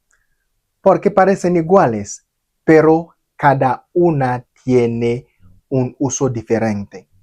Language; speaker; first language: Spanish; non-native, fluent; Haitian Creole